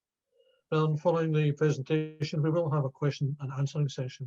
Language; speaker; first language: English; native; English